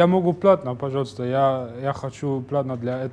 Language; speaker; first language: Russian; non-native, learner; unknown